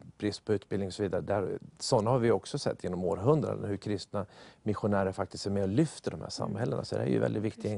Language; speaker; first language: Swedish; native; Swedish